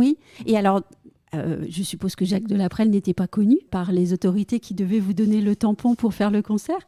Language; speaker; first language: French; native; French